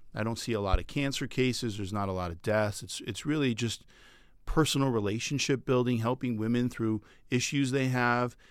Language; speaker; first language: English; early bilingual, other home language; French